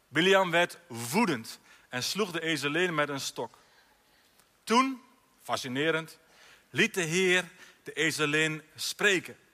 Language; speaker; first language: Dutch; native; Dutch